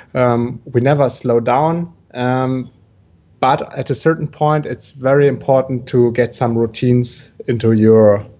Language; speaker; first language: English; non-native, fluent; German